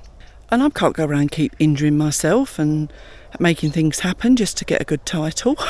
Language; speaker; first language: English; native; English